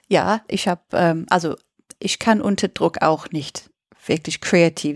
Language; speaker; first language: German; non-native, fluent; English